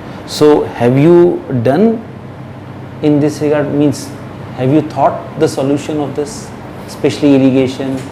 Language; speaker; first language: English; non-native, local second language; Hindi